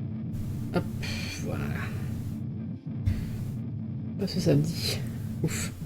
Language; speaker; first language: French; native; French